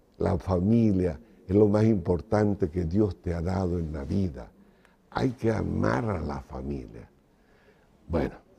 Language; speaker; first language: Spanish; native; Spanish